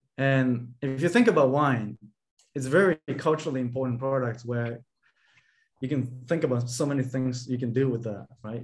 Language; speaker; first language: English; non-native, fluent; Japanese